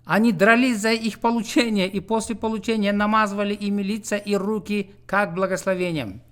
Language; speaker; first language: Russian; non-native, local second language; Kyrgyz